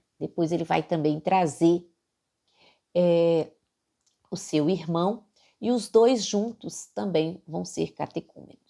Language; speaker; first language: Portuguese; native; Portuguese